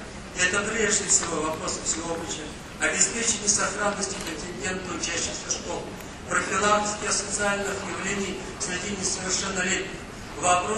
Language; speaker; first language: Russian; native; Russian